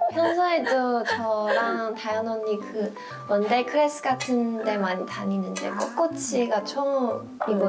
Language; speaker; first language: Korean; non-native, fluent; Chinese